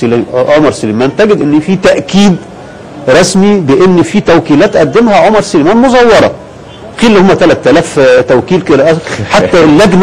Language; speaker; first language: Arabic; native; Arabic